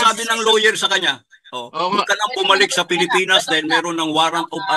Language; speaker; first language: Filipino; native; Filipino